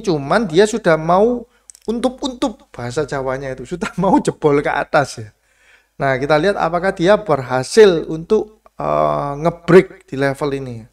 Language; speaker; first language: Indonesian; native; Indonesian